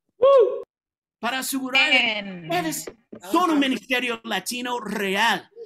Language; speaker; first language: Spanish; non-native, learner; English